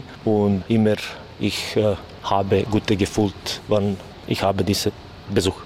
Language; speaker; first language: German; non-native, learner; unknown